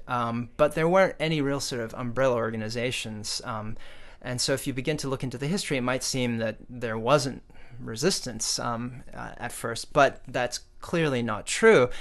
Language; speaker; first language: English; native; English